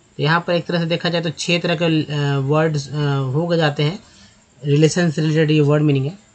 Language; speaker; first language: Hindi; native; Hindi